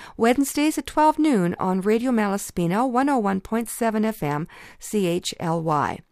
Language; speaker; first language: English; early bilingual, other home language; Ukrainian